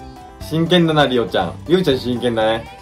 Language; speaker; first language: Japanese; native; Japanese